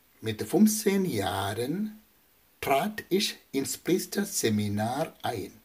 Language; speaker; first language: German; non-native, fluent; Malayalam